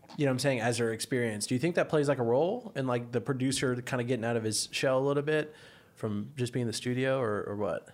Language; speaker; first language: English; native; English